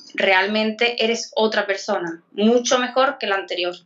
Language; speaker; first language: Spanish; native; Spanish